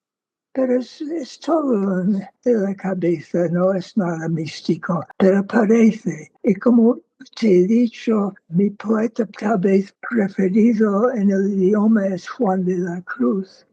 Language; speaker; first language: Spanish; non-native, fluent; English